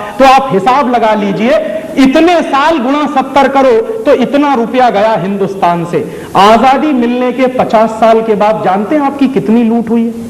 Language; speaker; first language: Hindi; native; Hindi